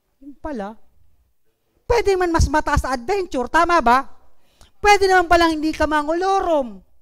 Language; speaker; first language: Filipino; non-native, local second language; Bikol